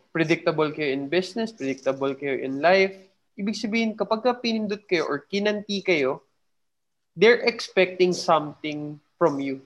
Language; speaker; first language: English; non-native, local second language; Filipino